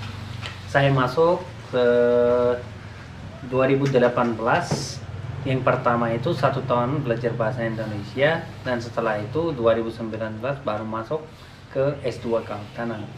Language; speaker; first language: Indonesian; non-native, learner; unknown